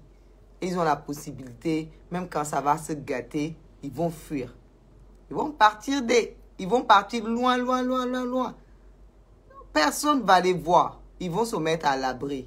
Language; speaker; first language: French; non-native, local second language; Wolof